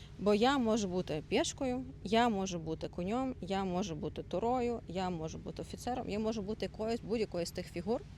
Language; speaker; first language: Ukrainian; non-native, local second language; Russian